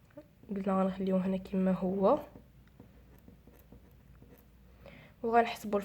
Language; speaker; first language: Arabic; native; Arabic